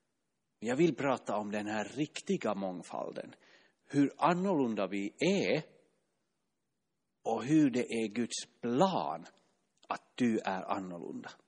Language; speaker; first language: Swedish; non-native, fluent; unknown